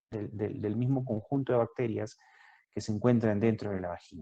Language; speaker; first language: Spanish; native; Spanish